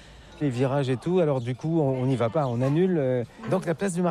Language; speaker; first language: French; native; French